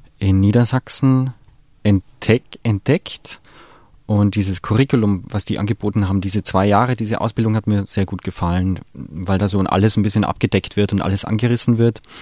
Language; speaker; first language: German; native; German